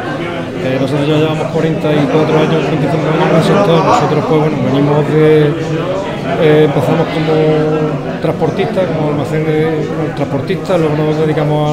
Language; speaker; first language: Spanish; native; Spanish